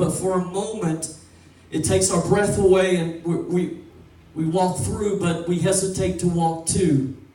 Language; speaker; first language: English; native; English